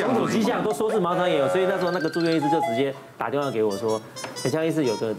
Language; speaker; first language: Chinese; native; Chinese